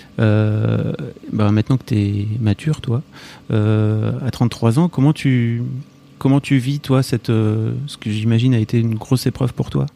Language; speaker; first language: French; native; French